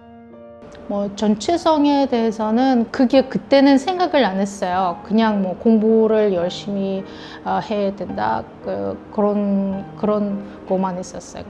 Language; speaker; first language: Korean; non-native, fluent; Russian